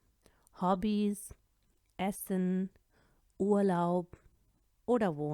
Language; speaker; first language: German; non-native, fluent; Urdu